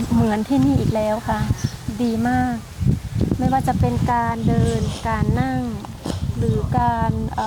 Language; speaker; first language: Thai; native; Thai